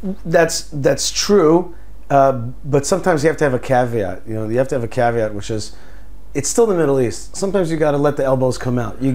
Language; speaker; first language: English; early bilingual, other home language; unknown